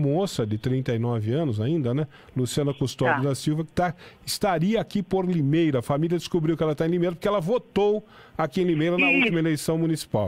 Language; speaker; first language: Portuguese; native; Portuguese